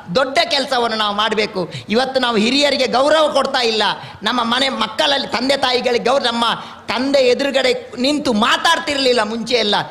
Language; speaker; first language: Kannada; non-native, local second language; Tulu